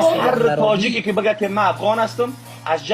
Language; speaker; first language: Persian; native; Persian